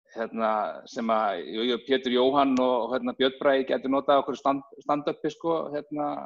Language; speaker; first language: Icelandic; native; Icelandic